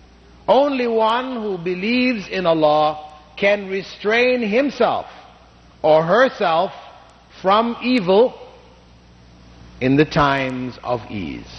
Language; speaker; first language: English; non-native, fluent; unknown